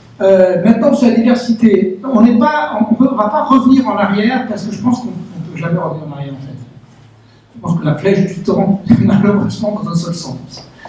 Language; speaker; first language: French; native; French